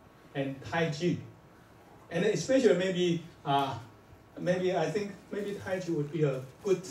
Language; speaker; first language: English; non-native, fluent; Chinese